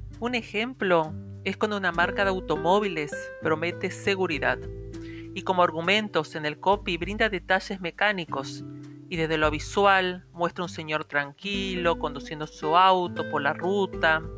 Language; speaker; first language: Spanish; native; Spanish